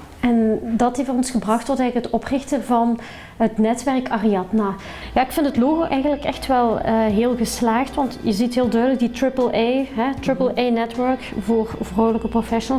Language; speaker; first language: Dutch; native; Dutch